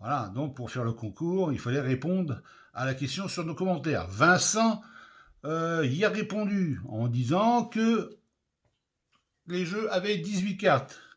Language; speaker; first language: French; native; French